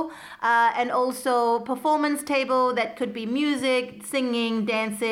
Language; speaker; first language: English; native; English